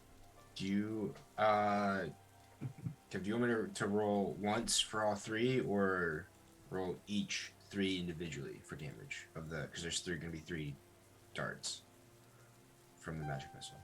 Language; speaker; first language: English; native; English